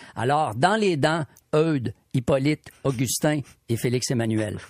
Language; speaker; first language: French; native; French